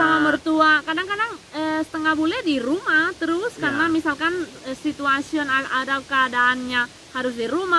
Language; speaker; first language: Indonesian; non-native, fluent; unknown